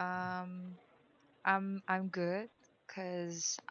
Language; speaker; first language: English; non-native, learner; Korean